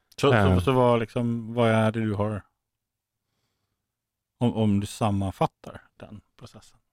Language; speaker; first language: Swedish; native; Swedish